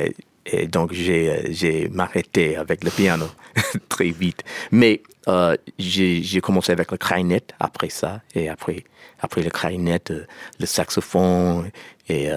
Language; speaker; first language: French; non-native, learner; English